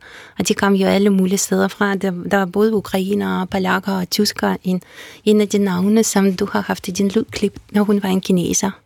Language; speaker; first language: Danish; non-native, fluent; Russian